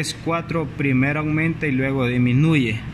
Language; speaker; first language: Spanish; native; Spanish